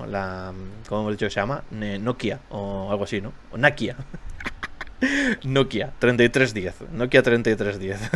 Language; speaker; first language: Spanish; native; Spanish